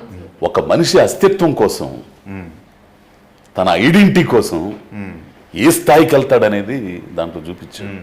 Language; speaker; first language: Telugu; native; Telugu